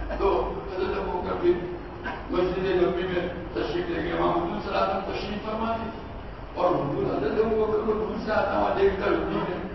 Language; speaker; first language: Urdu; non-native, local second language; Gujarati